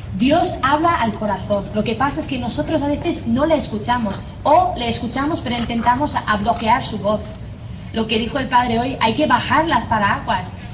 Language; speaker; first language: Spanish; non-native, fluent; English